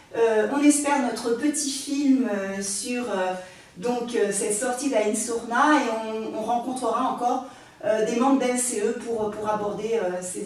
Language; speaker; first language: French; native; French